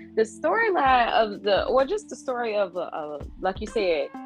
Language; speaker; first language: English; native; English